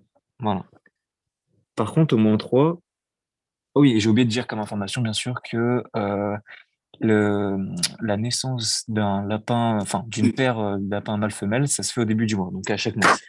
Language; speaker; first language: French; native; French